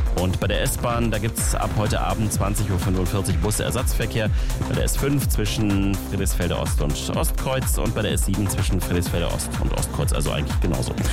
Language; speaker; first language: German; native; German